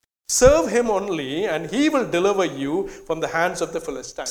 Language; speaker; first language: English; non-native, local second language; Tamil